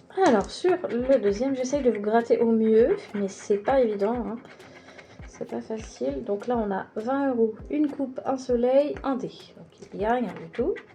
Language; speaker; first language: French; native; French